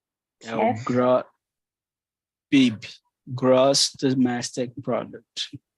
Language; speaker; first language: English; non-native, fluent; Portuguese